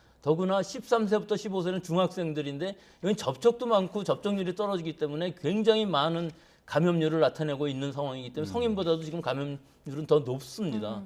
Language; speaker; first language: Korean; native; Korean